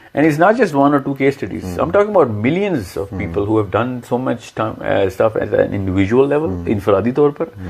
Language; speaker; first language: English; non-native, local second language; Urdu